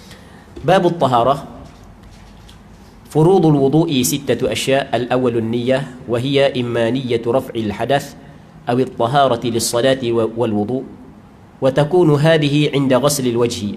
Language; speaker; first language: Arabic; non-native, fluent; Malay